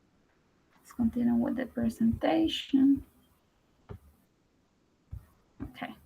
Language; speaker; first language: English; non-native, learner; Spanish